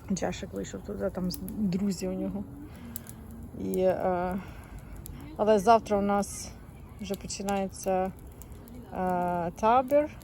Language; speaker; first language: Ukrainian; native; Ukrainian